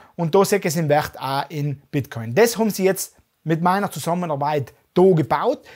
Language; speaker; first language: German; native; German